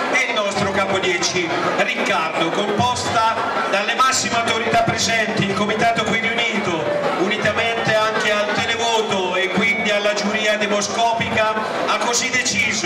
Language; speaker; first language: Italian; native; Italian